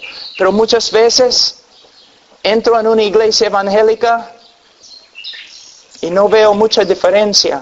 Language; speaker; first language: Spanish; non-native, fluent; English